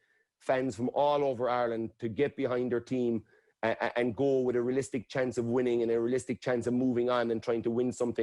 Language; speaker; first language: English; native; English